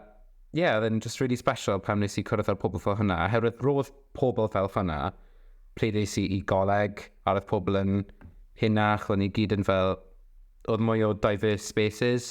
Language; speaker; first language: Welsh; non-native, local second language; English